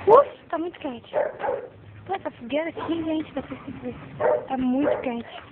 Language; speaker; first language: Portuguese; native; Portuguese